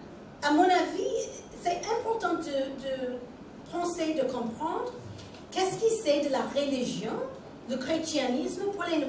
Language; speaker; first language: French; non-native, fluent; English